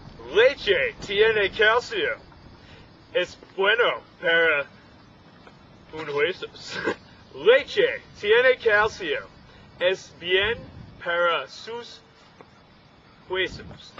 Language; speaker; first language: Spanish; non-native, learner; English